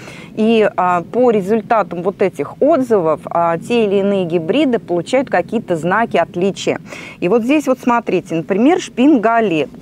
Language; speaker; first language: Russian; native; Russian